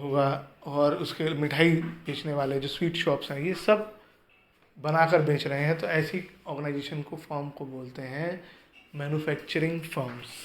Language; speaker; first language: Hindi; native; Hindi